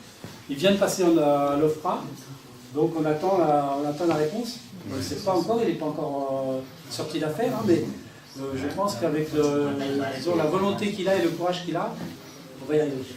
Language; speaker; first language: French; native; French